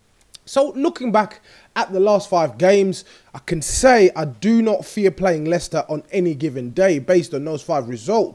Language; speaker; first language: English; native; English